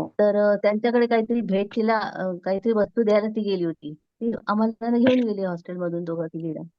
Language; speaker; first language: Marathi; non-native, local second language; Konkani